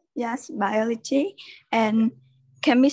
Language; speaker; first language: English; non-native, learner; Khmer